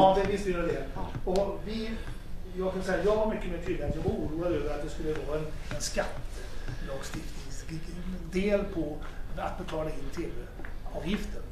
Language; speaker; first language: Swedish; native; Swedish